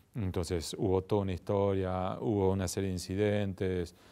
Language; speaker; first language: Spanish; native; Spanish